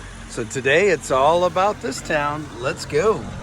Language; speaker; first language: English; native; English